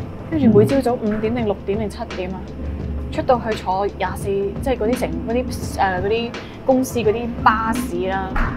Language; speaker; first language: Cantonese; early bilingual, heritage; Cantonese